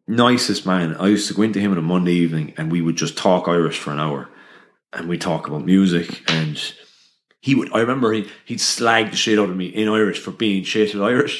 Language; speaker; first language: English; native; English